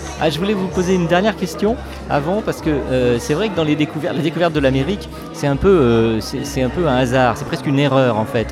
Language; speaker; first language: French; native; French